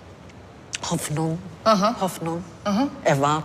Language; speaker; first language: German; non-native, fluent; English